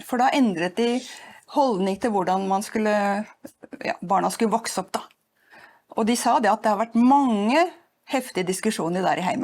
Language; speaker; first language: Norwegian; native; Norwegian